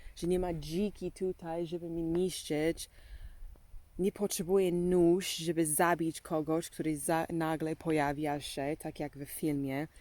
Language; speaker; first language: Polish; non-native, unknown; English